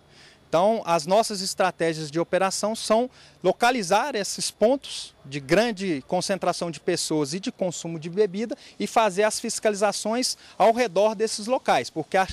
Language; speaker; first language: Portuguese; native; Portuguese